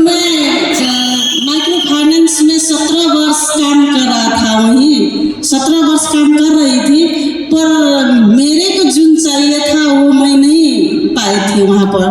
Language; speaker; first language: Hindi; non-native, learner; Nepali